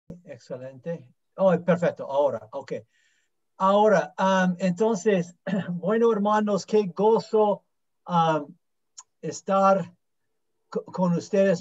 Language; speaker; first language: Spanish; non-native, fluent; English